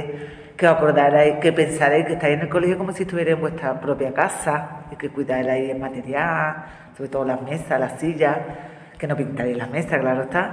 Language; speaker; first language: Spanish; native; Spanish